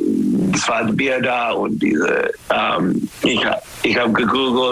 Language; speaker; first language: German; non-native, fluent; English